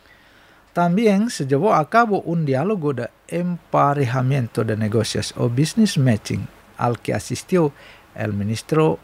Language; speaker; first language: Spanish; non-native, fluent; Indonesian